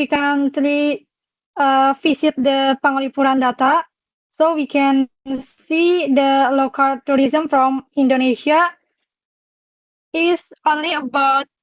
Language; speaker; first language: English; non-native, local second language; Indonesian